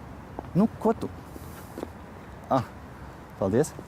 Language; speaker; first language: Latvian; non-native, learner; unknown